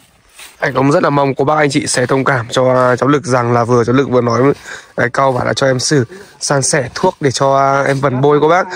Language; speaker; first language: Vietnamese; native; Vietnamese